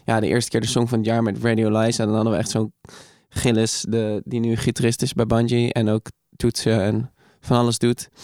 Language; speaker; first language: Dutch; native; Dutch